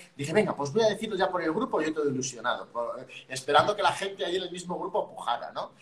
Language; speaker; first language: Spanish; native; Spanish